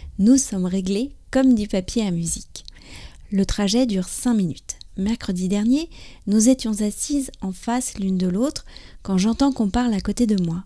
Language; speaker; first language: French; native; French